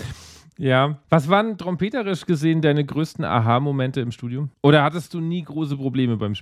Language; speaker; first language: German; native; German